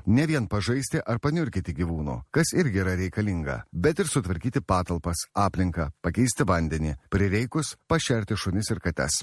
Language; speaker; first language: Lithuanian; native; Lithuanian